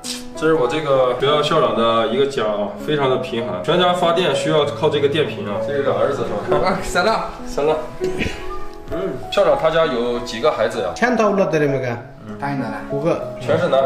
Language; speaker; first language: Chinese; native; Chinese